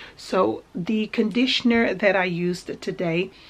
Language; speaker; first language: English; early bilingual, other home language; Portuguese